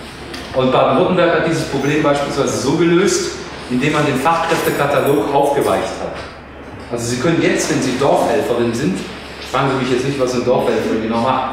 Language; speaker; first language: German; native; German